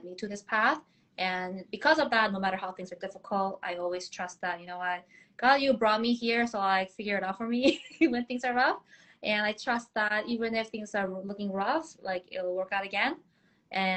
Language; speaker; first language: English; native; English